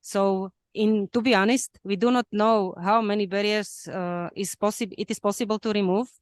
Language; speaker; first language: English; non-native, fluent; Slovak